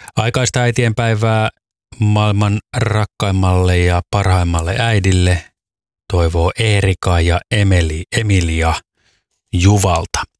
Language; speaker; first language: Finnish; native; Finnish